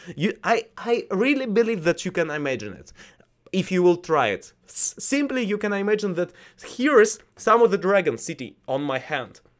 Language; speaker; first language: English; non-native, learner; Russian